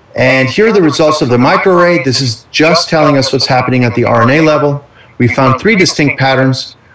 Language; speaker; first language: English; early bilingual, other home language; Spanish